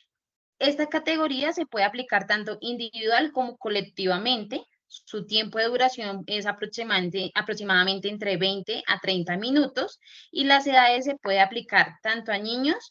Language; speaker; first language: Spanish; native; Spanish